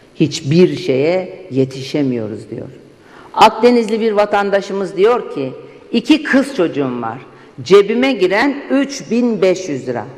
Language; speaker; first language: Turkish; native; Turkish